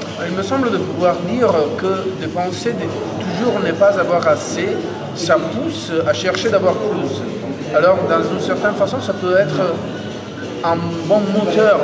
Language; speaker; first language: French; non-native, fluent; Italian